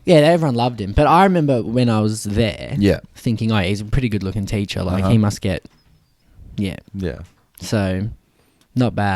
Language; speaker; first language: English; native; English